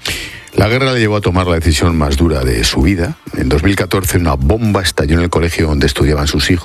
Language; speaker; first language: Spanish; native; Spanish